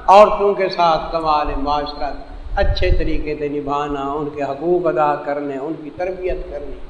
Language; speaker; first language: Urdu; non-native, local second language; Saraiki